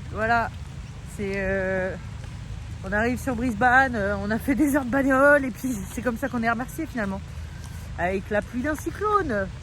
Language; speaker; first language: French; native; French